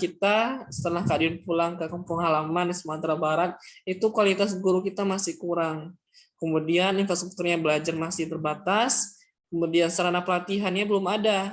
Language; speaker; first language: Indonesian; non-native, local second language; Minangkabau